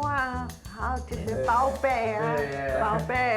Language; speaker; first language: Chinese; non-native, learner; English